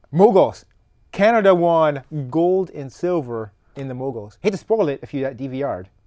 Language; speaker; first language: English; native; English